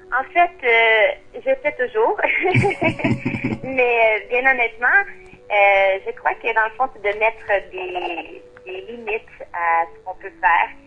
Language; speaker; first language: French; native; French